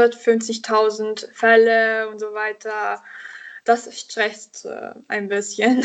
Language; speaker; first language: German; non-native, learner; Italian